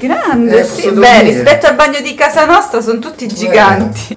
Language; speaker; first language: Italian; native; Italian